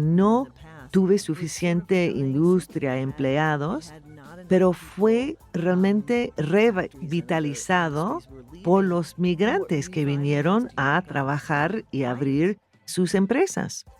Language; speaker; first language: Spanish; non-native, fluent; English